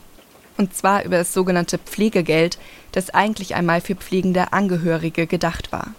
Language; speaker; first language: German; native; German